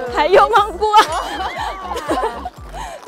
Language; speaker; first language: Chinese; non-native, learner; Thai